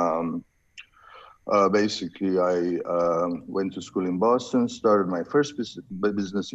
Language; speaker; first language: English; non-native, fluent; Persian